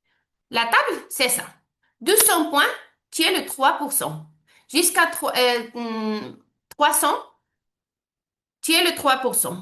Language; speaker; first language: French; non-native, learner; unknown